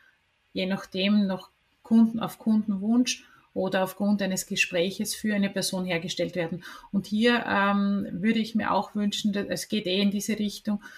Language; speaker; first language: German; native; German